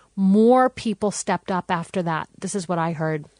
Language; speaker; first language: English; native; English